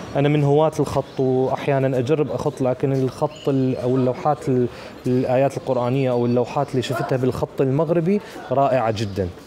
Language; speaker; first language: Arabic; native; Arabic